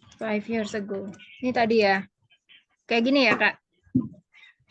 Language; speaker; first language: Indonesian; native; Indonesian